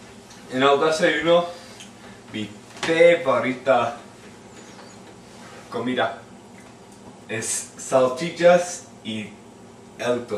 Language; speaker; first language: Spanish; non-native, learner; English